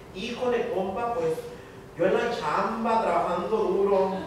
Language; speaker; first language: Spanish; early bilingual, heritage; Spanish